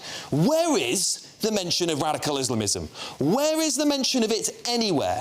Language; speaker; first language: English; native; English